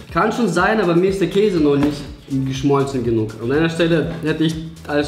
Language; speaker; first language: German; native; German